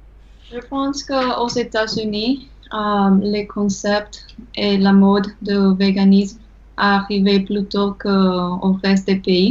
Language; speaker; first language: French; non-native, learner; English